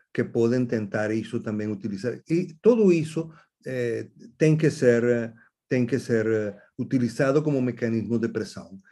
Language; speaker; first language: Portuguese; non-native, fluent; Spanish